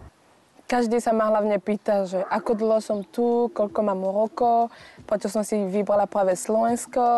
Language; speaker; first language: Slovak; non-native, fluent; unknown